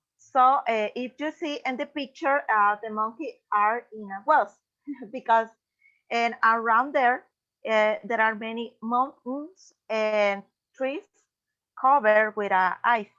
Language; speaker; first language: English; non-native, learner; Spanish